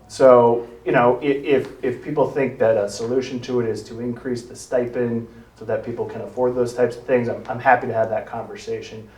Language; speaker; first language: English; native; English